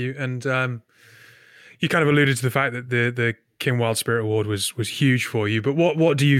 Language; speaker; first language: English; native; English